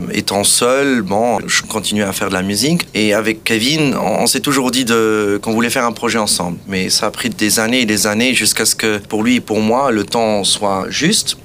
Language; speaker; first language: French; non-native, local second language; Portuguese